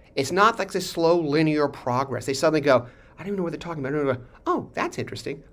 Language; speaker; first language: English; native; English